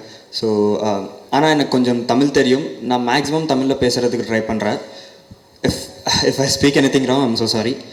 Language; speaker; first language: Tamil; non-native, learner; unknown